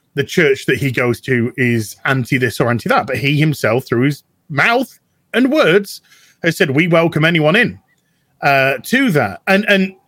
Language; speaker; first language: English; native; English